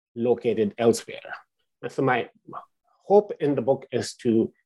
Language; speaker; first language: English; non-native, local second language; Urdu